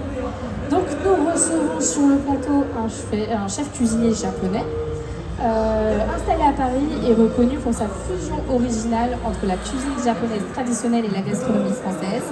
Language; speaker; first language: French; native; French